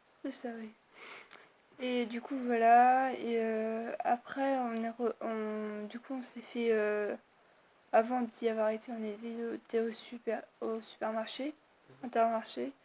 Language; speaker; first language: French; native; French